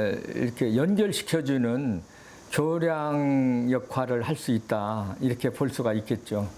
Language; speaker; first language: Korean; native; Korean